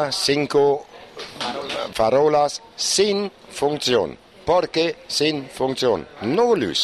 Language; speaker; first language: Spanish; non-native, learner; German